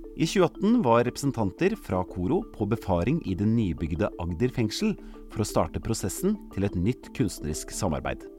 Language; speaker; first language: Norwegian; native; Norwegian